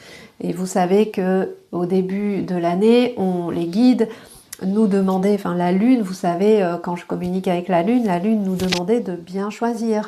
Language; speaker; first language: French; native; French